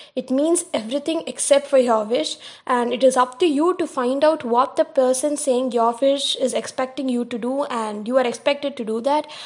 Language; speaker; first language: English; non-native, local second language; Tamil